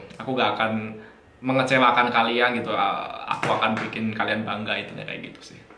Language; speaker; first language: Indonesian; native; Indonesian